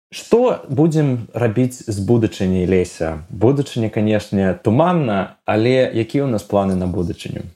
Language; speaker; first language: Belarusian; non-native, local second language; Russian